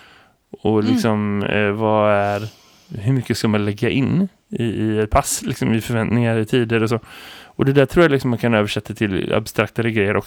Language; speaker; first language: Swedish; native; Swedish